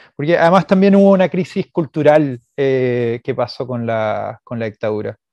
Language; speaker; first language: Spanish; native; Spanish